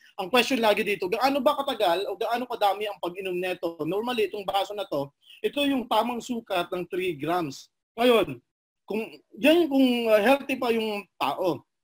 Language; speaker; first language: Filipino; non-native, local second language; Cebuano